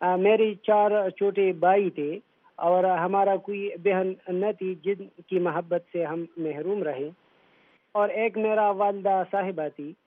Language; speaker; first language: Urdu; non-native, local second language; Pashto